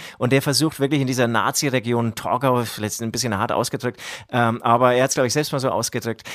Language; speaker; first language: German; native; German